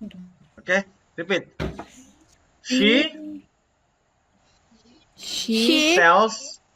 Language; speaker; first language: English; non-native, learner; Indonesian